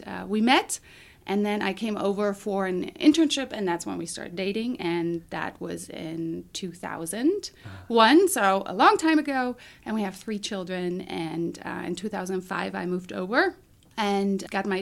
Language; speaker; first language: English; non-native, fluent; German